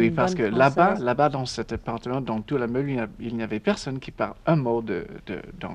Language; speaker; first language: French; non-native, learner; English